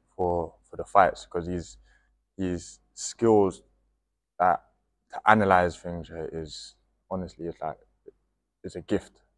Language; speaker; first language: English; native; English